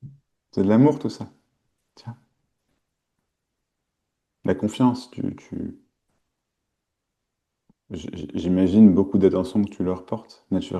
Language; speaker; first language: French; native; French